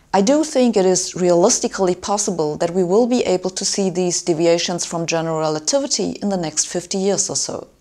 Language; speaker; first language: English; non-native, fluent; German